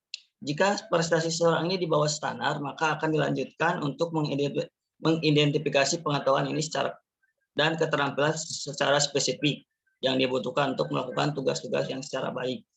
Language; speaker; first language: Indonesian; native; Indonesian